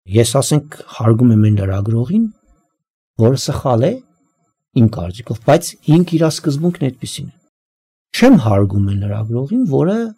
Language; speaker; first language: Armenian; native; Armenian